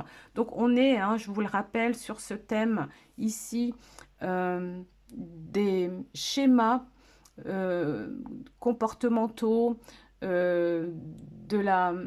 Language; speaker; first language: French; native; French